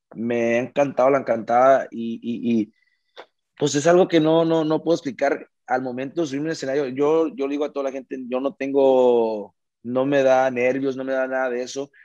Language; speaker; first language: Spanish; early bilingual, heritage; Spanish